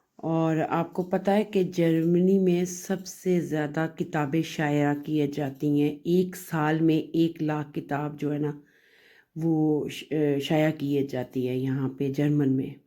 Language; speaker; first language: Urdu; non-native, local second language; Punjabi